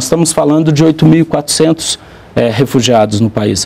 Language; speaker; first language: Portuguese; native; Portuguese